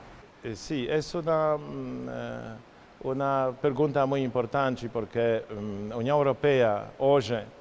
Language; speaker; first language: Portuguese; non-native, fluent; Polish